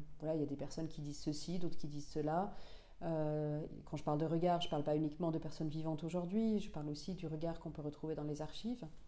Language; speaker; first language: French; non-native, local second language; Finnish